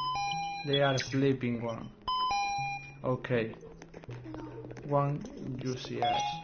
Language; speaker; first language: English; non-native, learner; Romanian